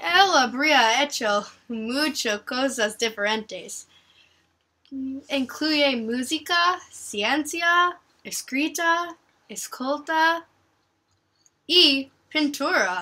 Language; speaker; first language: Spanish; non-native, learner; English